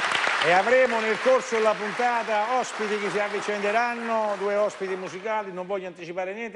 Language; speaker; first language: Italian; native; Italian